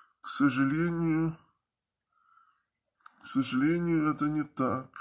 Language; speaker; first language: Russian; early bilingual, heritage; Russian